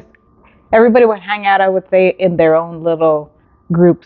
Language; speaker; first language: English; native; English